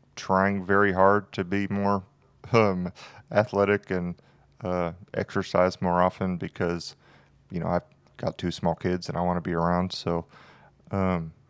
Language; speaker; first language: English; native; English